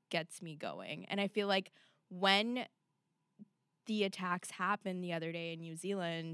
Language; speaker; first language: English; non-native, local second language; Urdu